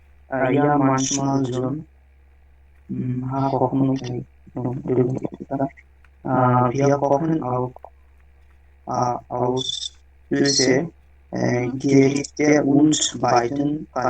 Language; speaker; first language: German; non-native, learner; Bangla